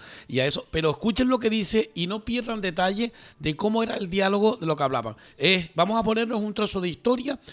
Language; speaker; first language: Spanish; native; Spanish